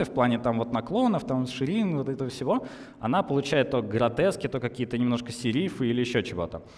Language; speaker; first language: Russian; native; Russian